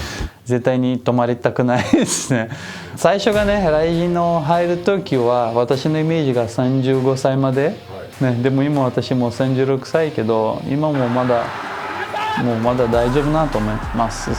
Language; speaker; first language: Japanese; non-native, learner; Portuguese